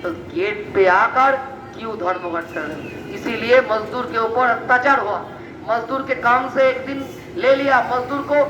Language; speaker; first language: Hindi; non-native, local second language; Bangla